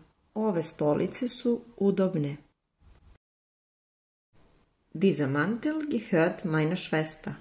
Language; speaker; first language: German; non-native, fluent; Serbian